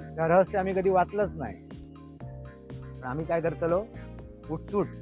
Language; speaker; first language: Marathi; non-native, local second language; Konkani